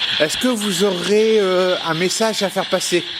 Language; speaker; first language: French; native; French